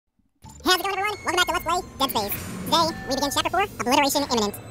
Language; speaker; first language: English; native; English